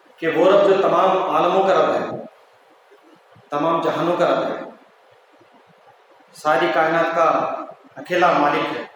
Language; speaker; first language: Urdu; native; Urdu